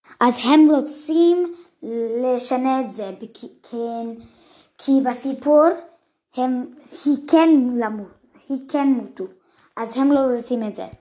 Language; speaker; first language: Hebrew; early bilingual, other home language; English